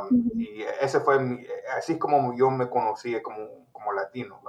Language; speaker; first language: Spanish; early bilingual, heritage; Spanish